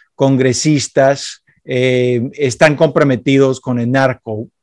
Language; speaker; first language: Spanish; non-native, fluent; English